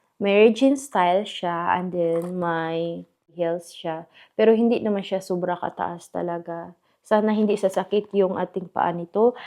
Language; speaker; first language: Filipino; non-native, local second language; Cebuano